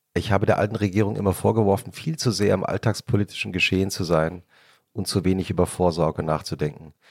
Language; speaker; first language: German; native; German